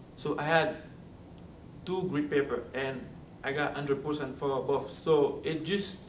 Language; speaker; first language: English; non-native, fluent; French